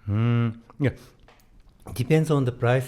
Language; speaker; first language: English; non-native, learner; Japanese